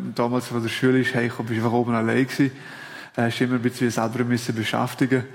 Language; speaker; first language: German; native; German